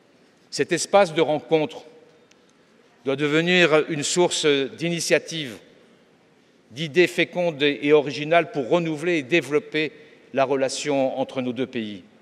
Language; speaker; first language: French; native; French